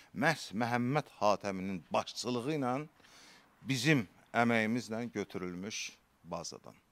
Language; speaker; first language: Azerbaijani; native; Azerbaijani